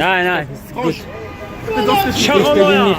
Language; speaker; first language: German; non-native, learner; Tajik